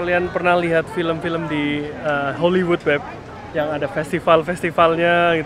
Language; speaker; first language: Indonesian; native; Indonesian